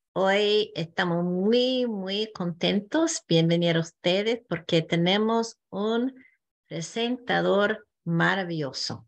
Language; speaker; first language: Spanish; non-native, fluent; English